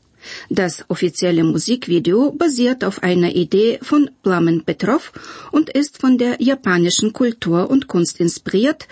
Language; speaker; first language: German; non-native, fluent; Bulgarian